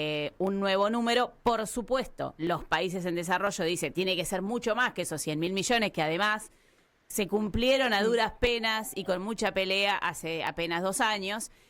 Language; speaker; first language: Spanish; native; Spanish